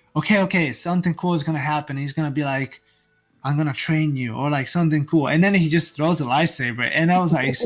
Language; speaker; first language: English; non-native, fluent; Italian